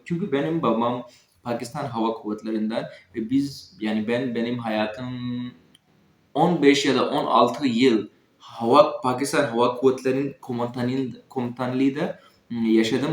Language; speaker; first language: Turkish; non-native, fluent; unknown